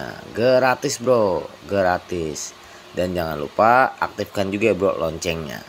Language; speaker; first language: Indonesian; native; Indonesian